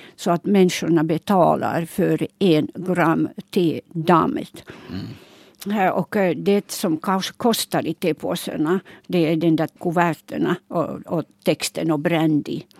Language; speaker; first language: Swedish; non-native, local second language; Finnish